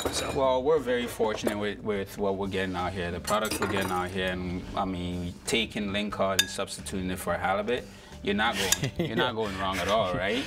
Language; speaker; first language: English; native; English